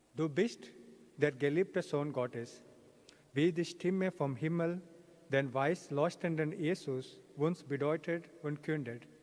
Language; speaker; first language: German; non-native, fluent; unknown